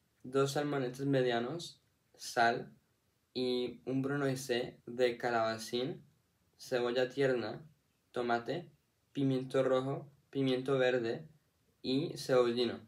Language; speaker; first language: Spanish; non-native, learner; English